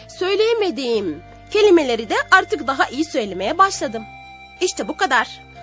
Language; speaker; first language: Turkish; non-native, fluent; Arabic